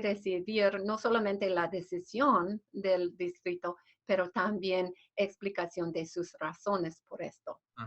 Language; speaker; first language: Spanish; non-native, fluent; English